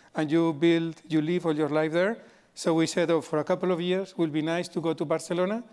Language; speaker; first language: English; non-native, fluent; Spanish